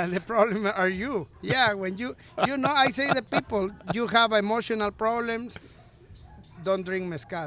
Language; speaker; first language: English; non-native, learner; Spanish